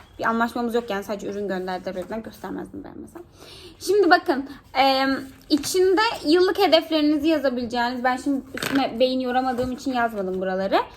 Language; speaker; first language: Turkish; native; Turkish